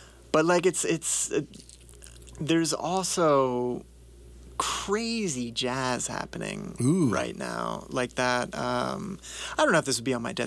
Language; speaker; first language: English; native; English